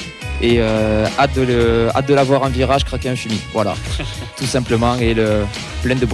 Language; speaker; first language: French; native; French